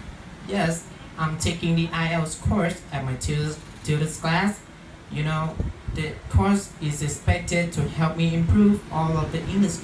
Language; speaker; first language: English; non-native, fluent; Vietnamese